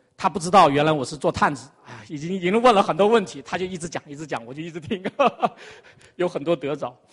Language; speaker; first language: Chinese; native; Chinese